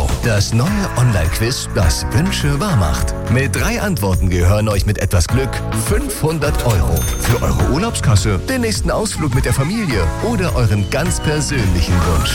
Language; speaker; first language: German; native; German